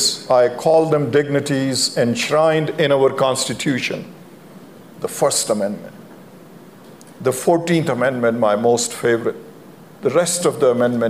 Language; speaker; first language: English; non-native, local second language; Punjabi